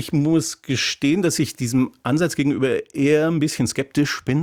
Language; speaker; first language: German; native; German